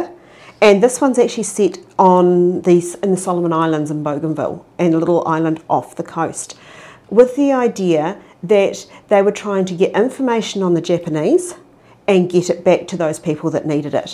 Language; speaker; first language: English; native; English